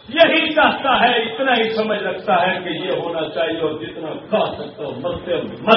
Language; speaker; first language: Urdu; non-native, local second language; Punjabi